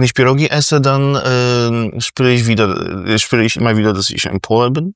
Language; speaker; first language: German; non-native, fluent; Polish